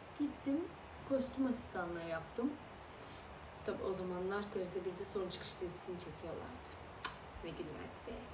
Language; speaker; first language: Turkish; early bilingual, other home language; Azerbaijani